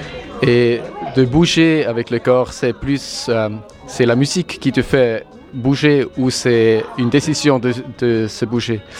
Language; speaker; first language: French; non-native, local second language; German